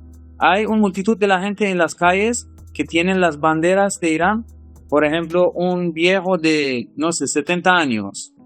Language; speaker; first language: Spanish; non-native, fluent; Persian